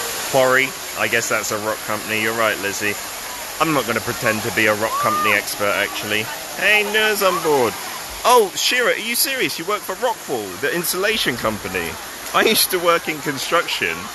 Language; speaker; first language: English; native; English